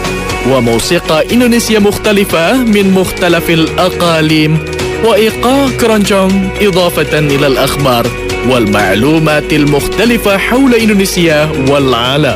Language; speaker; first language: Arabic; non-native, fluent; Indonesian